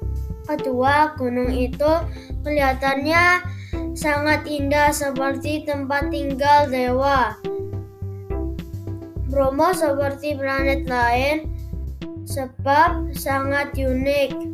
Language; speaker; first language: Indonesian; non-native, learner; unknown